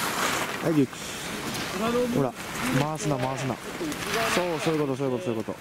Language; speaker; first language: Japanese; native; Japanese